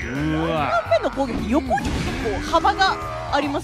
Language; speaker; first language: Japanese; native; Japanese